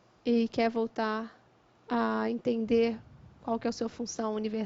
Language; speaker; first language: Portuguese; native; Portuguese